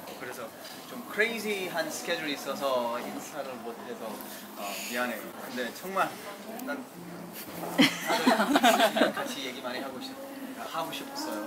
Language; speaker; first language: Korean; early bilingual, heritage; English